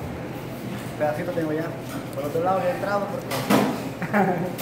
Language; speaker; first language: Spanish; native; Spanish